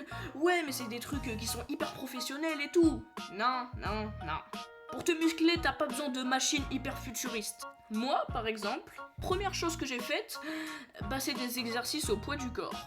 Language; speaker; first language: French; native; French